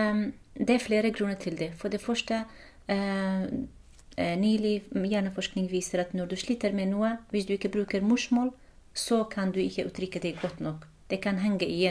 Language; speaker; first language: Norwegian; non-native, fluent; Kurdish